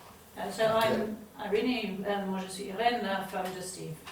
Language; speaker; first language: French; non-native, learner; English